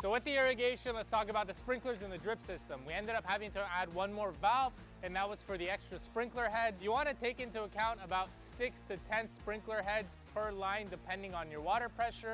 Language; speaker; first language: English; native; English